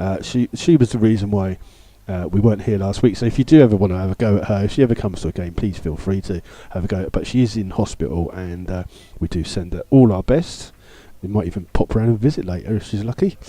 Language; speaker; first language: English; native; English